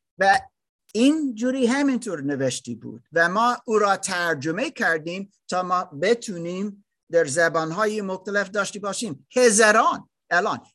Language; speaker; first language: Persian; non-native, learner; German